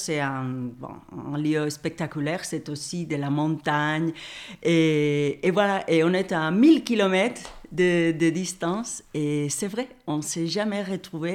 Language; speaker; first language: French; non-native, fluent; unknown